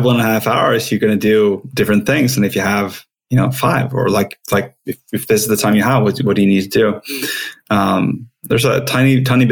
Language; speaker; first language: English; non-native, fluent; Swedish